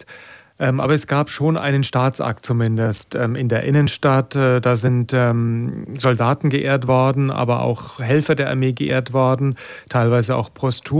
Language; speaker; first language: German; native; German